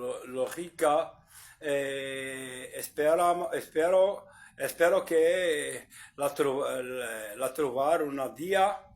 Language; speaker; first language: Italian; non-native, learner; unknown